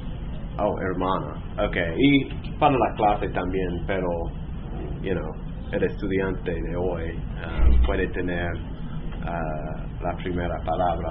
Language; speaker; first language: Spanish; non-native, fluent; English